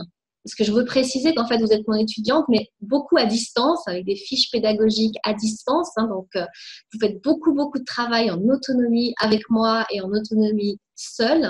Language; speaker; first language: French; native; French